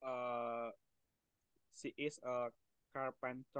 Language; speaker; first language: English; non-native, learner; Indonesian